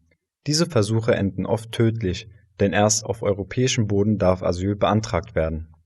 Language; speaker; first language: German; native; German